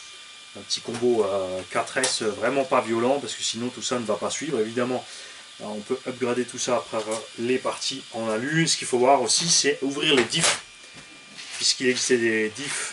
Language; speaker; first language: French; native; French